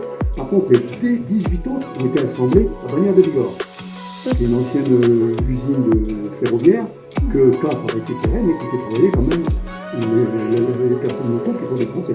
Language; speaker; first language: French; native; French